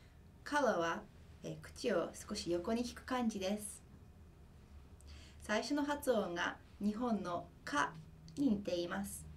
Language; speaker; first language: Japanese; non-native, fluent; English